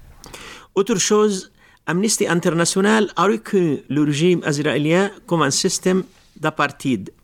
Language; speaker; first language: French; non-native, local second language; Arabic